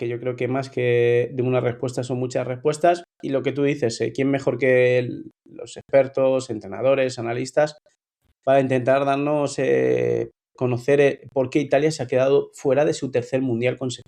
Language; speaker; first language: Spanish; native; Spanish